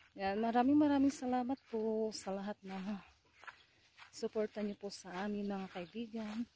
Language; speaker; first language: Filipino; non-native, local second language; Cebuano